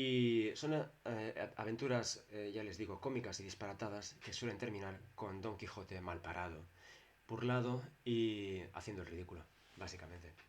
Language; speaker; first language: Spanish; native; Spanish